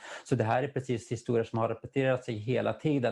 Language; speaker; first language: Swedish; non-native, fluent; Kurdish